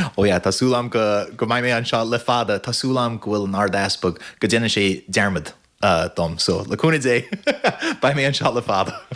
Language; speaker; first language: Irish; non-native, fluent; English